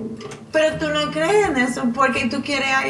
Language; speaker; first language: Spanish; non-native, learner; English